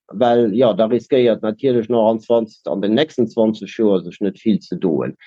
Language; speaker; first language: Luxembourgish; native; Luxembourgish